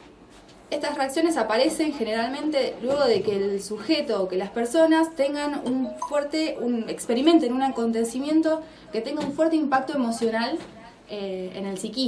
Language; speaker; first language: Spanish; native; Spanish